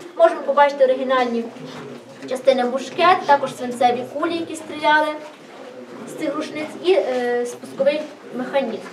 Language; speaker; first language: Ukrainian; native; Ukrainian